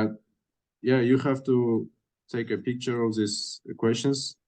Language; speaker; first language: English; non-native, fluent; Russian